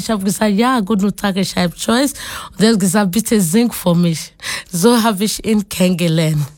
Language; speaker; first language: German; non-native, fluent; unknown